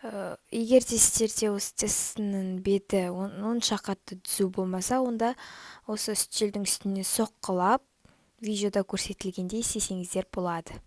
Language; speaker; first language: Kazakh; native; Kazakh